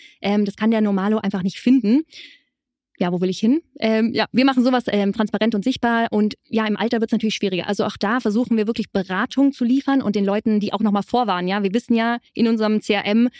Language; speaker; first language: German; native; German